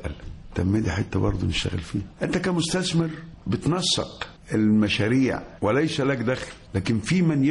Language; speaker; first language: Arabic; native; Arabic